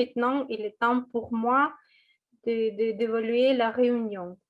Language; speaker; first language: French; non-native, fluent; Russian